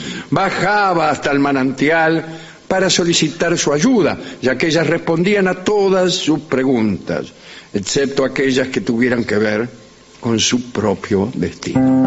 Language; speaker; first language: Spanish; native; Spanish